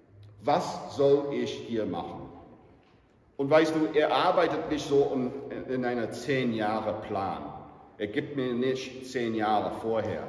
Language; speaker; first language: German; non-native, fluent; English